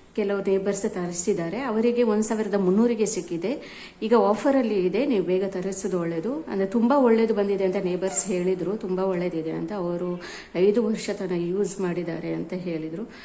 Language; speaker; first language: Kannada; non-native, local second language; Tulu